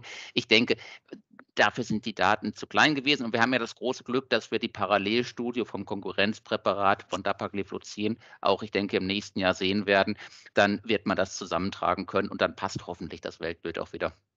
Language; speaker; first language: German; native; German